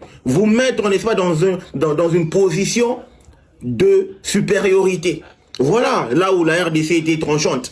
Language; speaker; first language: French; non-native, local second language; Lingala